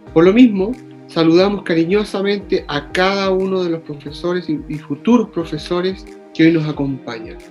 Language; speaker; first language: Spanish; native; Spanish